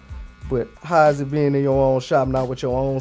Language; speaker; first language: English; native; English